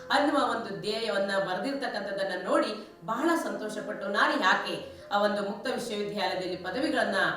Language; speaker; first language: Kannada; native; Kannada